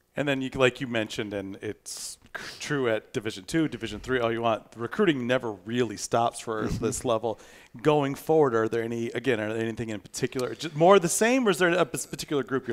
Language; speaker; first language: English; native; English